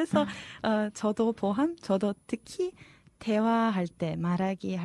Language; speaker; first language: Korean; non-native, fluent; Serbian